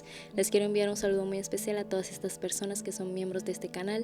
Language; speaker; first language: Spanish; native; Spanish